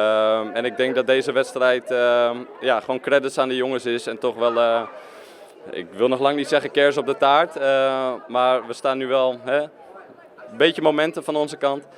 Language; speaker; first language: Dutch; native; Dutch